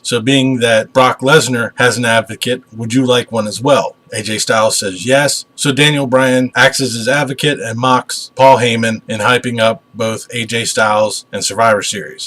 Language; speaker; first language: English; native; English